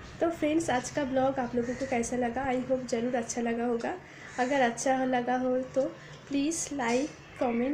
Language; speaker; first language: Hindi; non-native, local second language; Bangla